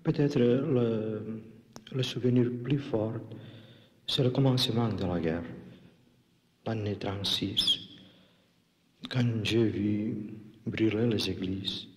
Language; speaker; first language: French; non-native, fluent; Catalan